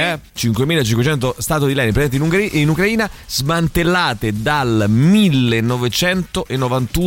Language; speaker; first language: Italian; native; Italian